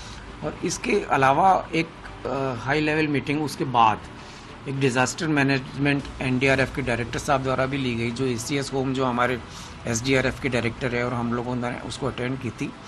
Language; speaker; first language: Hindi; native; Hindi